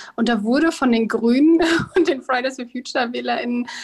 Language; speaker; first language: German; native; German